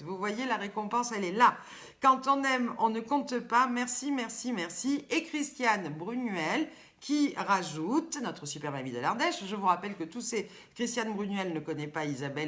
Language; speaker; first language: French; native; French